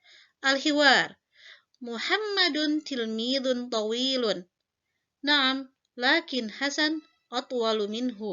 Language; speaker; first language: Arabic; non-native, fluent; Indonesian